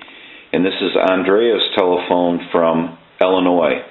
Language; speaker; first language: English; native; English